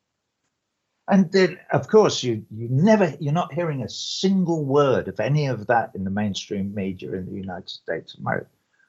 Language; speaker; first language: English; native; English